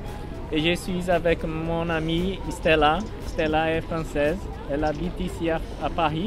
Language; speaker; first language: French; non-native, learner; Portuguese